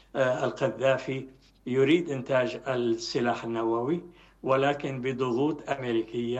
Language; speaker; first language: Arabic; native; Arabic